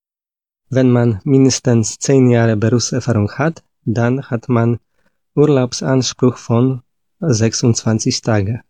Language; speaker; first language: German; non-native, learner; Polish